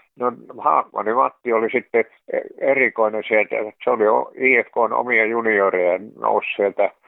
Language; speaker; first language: Finnish; native; Finnish